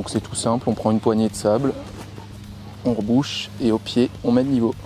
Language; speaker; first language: French; native; French